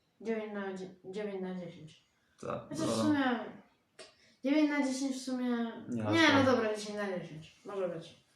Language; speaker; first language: Polish; native; Polish